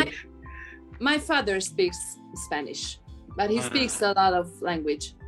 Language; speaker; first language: English; non-native, fluent; Hungarian